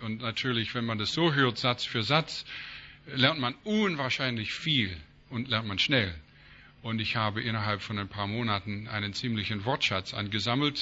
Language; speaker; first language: German; non-native, fluent; English